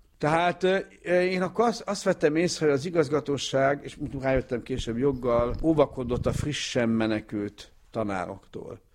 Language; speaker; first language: Hungarian; early bilingual, heritage; Hungarian